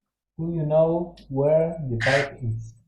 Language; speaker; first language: English; non-native, learner; Spanish